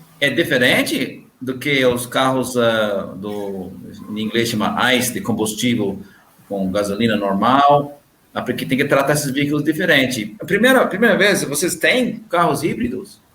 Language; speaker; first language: Portuguese; non-native, learner; English